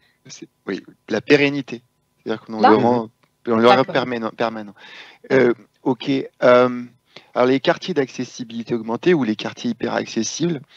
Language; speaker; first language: French; native; French